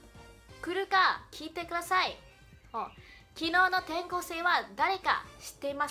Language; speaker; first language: Japanese; non-native, fluent; Chinese